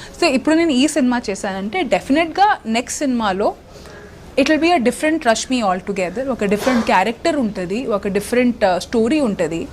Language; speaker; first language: Telugu; non-native, local second language; Hindi